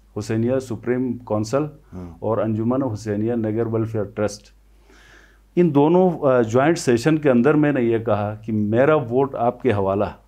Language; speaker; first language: Urdu; non-native, local second language; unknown